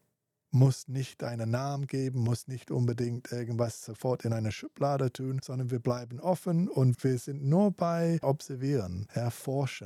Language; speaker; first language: German; non-native, fluent; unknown